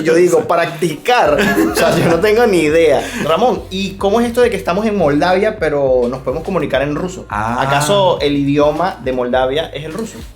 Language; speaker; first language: Spanish; native; Spanish